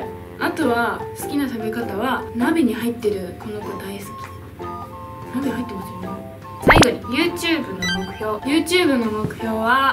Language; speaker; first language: Japanese; native; Japanese